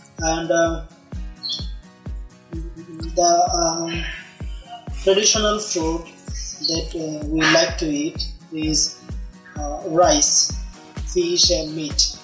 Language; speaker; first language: English; non-native, learner; Bangla